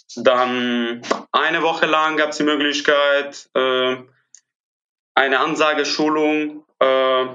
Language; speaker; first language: German; non-native, fluent; Italian